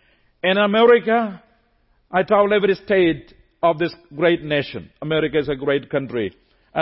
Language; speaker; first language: English; non-native, local second language; Malayalam